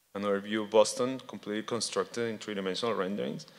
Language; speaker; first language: English; non-native, fluent; Spanish